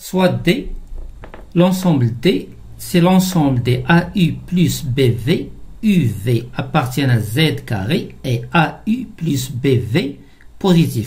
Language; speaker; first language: French; non-native, local second language; Arabic